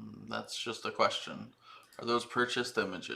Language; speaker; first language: English; native; English